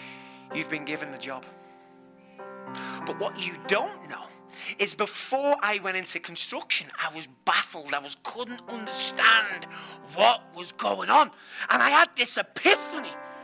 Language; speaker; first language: English; native; English